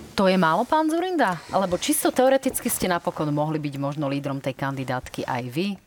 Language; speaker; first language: Slovak; native; Slovak